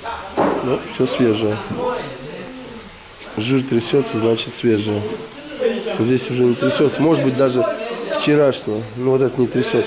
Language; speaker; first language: Russian; native; Russian